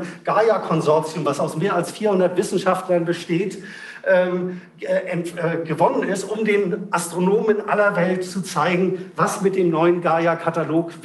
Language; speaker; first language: German; native; German